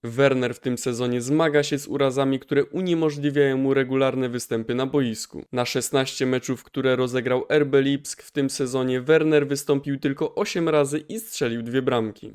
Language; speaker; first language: Polish; native; Polish